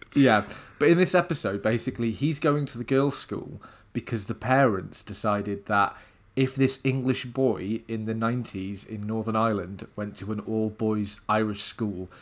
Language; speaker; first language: English; native; English